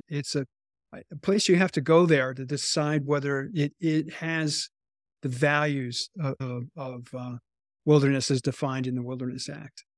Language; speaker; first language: English; native; English